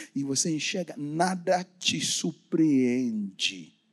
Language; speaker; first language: Portuguese; non-native, fluent; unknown